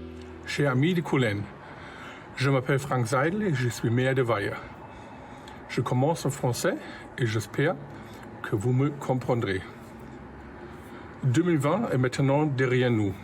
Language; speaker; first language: French; non-native, fluent; German